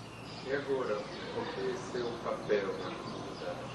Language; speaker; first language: Portuguese; non-native, fluent; English